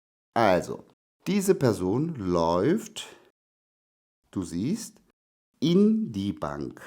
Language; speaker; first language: German; non-native, fluent; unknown